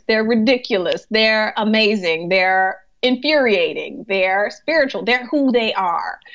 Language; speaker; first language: English; native; English